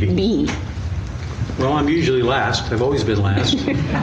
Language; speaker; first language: English; native; English